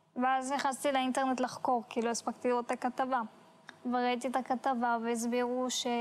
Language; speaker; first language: Hebrew; early bilingual, other home language; Russian